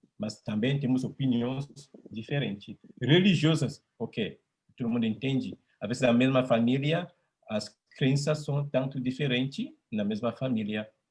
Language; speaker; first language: Portuguese; non-native, fluent; French